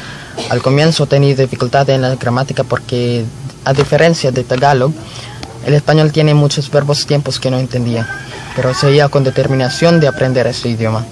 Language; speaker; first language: Spanish; non-native, fluent; Filipino